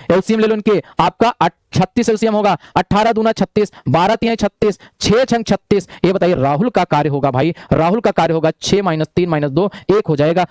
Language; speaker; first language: Hindi; native; Hindi